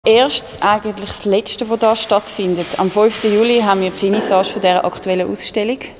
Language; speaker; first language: German; native; German